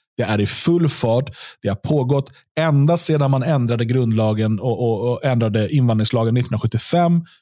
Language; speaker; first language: Swedish; native; Swedish